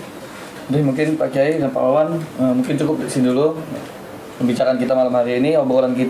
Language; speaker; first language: Malay; native; Malay